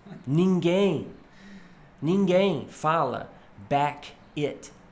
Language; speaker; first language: Portuguese; non-native, fluent; English